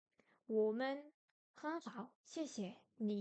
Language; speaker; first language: Chinese; non-native, learner; French